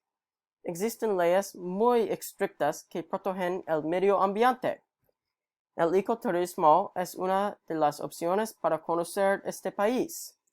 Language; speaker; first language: Spanish; non-native, learner; English